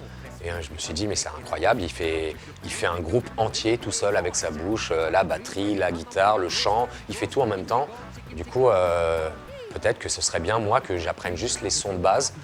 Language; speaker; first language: French; native; French